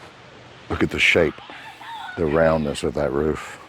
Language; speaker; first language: English; native; English